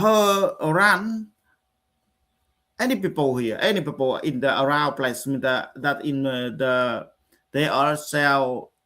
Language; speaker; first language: English; non-native, learner; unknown